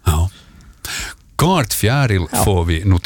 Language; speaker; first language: Swedish; native; Swedish